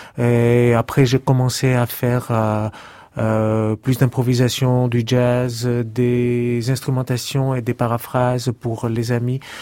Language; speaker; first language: French; non-native, fluent; Greek